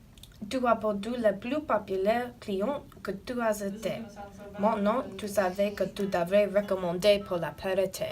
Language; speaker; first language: French; non-native, learner; English